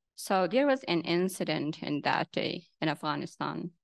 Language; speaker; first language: English; non-native, local second language; Hazaragi